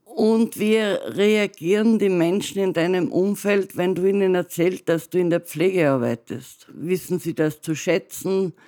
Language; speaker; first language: German; native; German